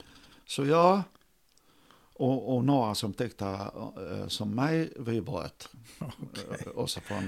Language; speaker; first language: Swedish; non-native, fluent; Arabic